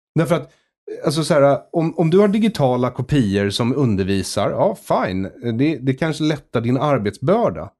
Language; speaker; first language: Swedish; native; Swedish